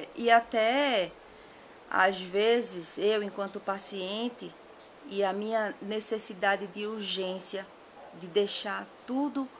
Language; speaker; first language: Portuguese; native; Portuguese